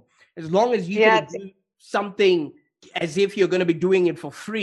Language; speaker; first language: English; non-native, local second language; Shona